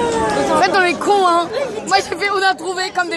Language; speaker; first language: French; native; French